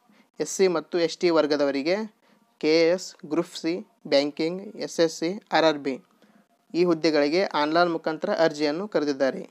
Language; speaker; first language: Kannada; native; Kannada